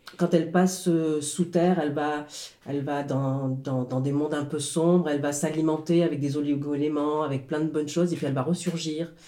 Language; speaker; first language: French; early bilingual, other home language; Arabic